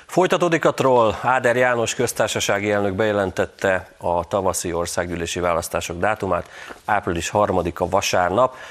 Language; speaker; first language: Hungarian; native; Hungarian